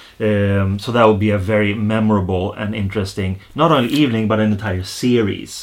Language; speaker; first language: English; non-native, fluent; Swedish